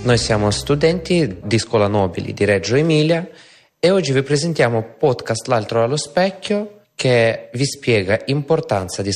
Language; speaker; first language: Italian; non-native, fluent; Ukrainian